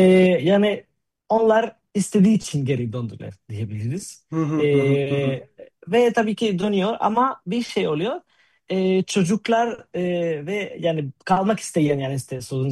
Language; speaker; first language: Turkish; non-native, fluent; Spanish